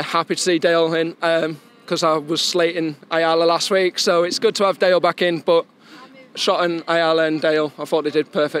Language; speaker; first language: English; native; English